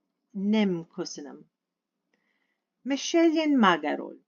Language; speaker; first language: Hungarian; non-native, learner; English